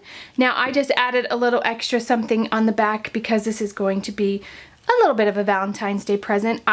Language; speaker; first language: English; native; English